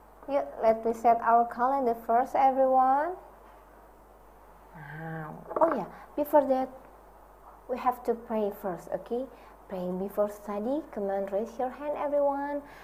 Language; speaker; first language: English; non-native, learner; Indonesian